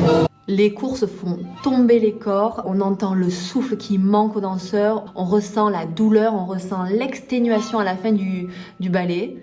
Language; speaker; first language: French; native; French